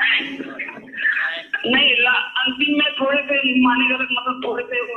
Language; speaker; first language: Hindi; native; Hindi